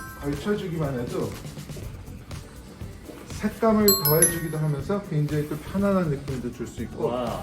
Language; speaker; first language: Korean; native; Korean